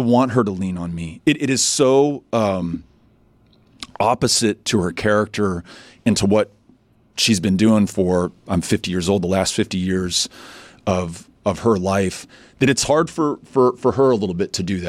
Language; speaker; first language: English; native; English